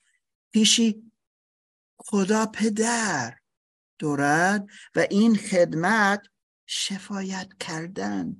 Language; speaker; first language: Persian; non-native, learner; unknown